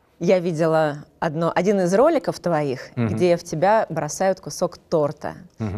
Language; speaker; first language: Russian; native; Russian